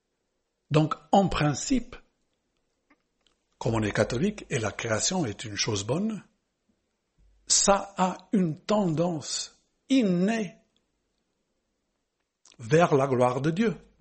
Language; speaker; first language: French; non-native, fluent; English